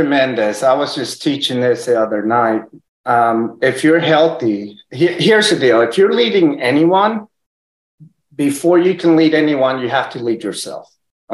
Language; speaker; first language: English; early bilingual, other home language; Spanish